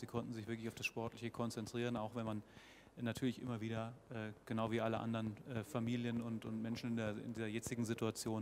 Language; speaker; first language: German; native; German